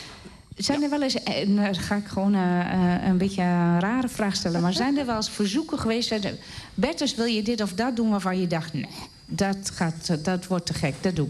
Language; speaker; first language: Dutch; native; Dutch